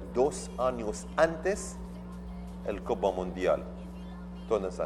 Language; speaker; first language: Spanish; non-native, learner; Arabic